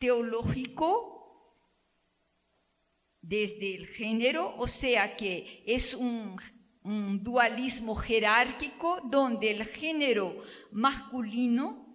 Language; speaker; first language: Spanish; non-native, fluent; Portuguese